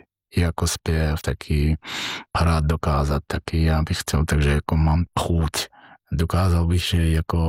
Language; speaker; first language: Czech; non-native, fluent; Georgian